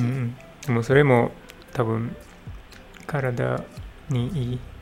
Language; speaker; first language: Japanese; non-native, learner; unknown